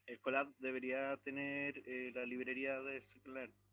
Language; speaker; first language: Spanish; native; Spanish